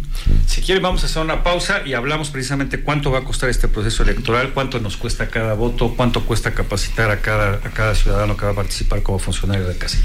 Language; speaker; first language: Spanish; native; Spanish